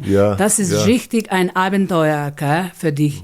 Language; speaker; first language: German; non-native, learner; Ladakhi